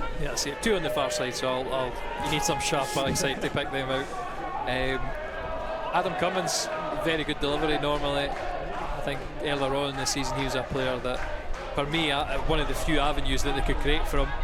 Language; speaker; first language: English; native; English